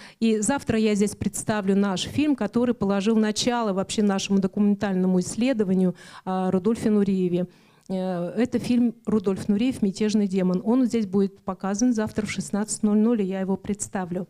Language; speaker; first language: Russian; native; Russian